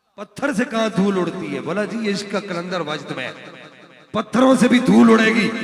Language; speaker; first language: Urdu; non-native, local second language; Punjabi